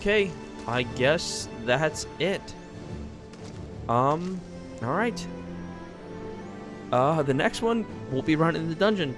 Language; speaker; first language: English; native; English